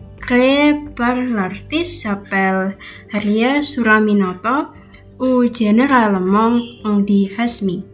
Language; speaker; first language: French; non-native, learner; Indonesian